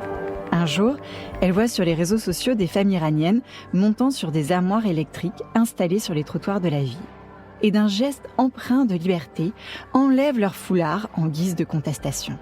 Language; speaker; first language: French; native; French